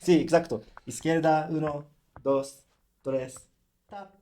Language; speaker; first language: Spanish; non-native, learner; Japanese